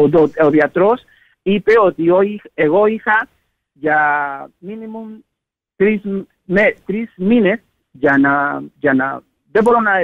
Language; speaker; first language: Greek; non-native, learner; Spanish